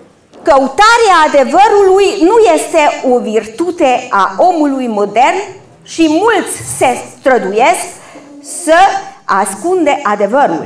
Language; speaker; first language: Romanian; non-native, local second language; Hungarian